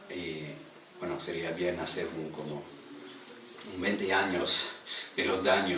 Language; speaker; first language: Spanish; non-native, fluent; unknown